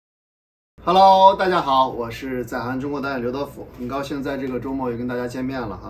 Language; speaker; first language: Chinese; native; Chinese